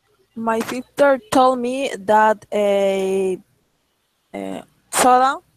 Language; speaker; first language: English; non-native, learner; Spanish